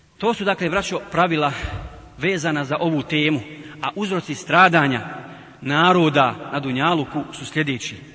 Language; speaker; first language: Bosnian; native; Bosnian